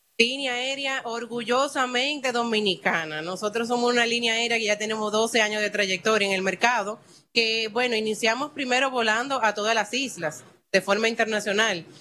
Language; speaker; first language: Spanish; native; Spanish